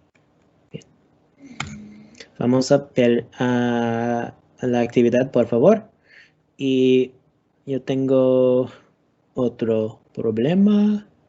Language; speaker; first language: Spanish; non-native, learner; English